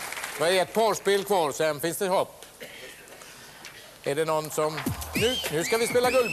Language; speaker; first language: Swedish; native; Swedish